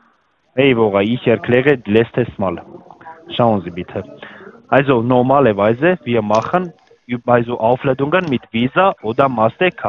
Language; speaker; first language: German; non-native, learner; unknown